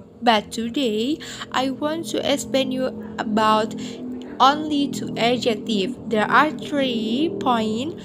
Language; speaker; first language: English; non-native, learner; Indonesian